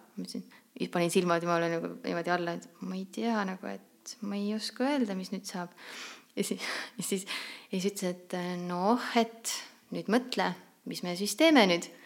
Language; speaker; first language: Estonian; native; Estonian